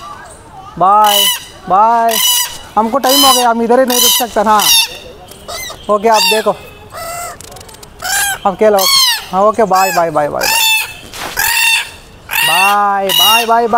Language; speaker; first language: Hindi; non-native, local second language; Kannada